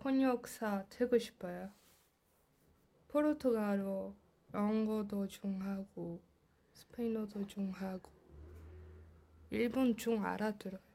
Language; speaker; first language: Korean; non-native, learner; Portuguese